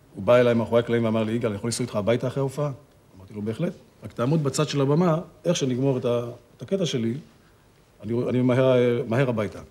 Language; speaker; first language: Hebrew; native; Hebrew